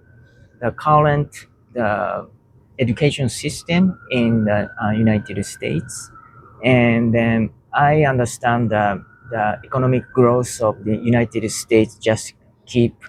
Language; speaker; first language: English; non-native, learner; Japanese